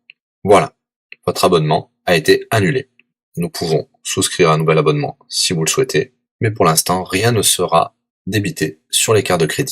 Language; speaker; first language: French; native; French